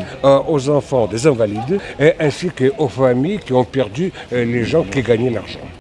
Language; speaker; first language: French; non-native, fluent; Russian